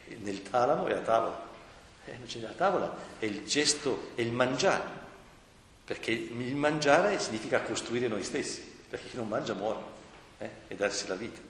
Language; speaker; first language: Italian; native; Italian